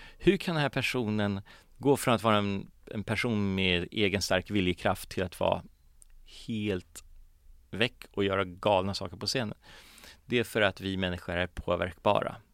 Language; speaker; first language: Swedish; early bilingual, other home language; Polish